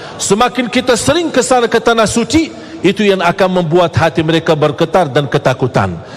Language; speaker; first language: Malay; non-native, fluent; Arabic